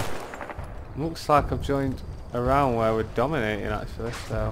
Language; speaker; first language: English; native; English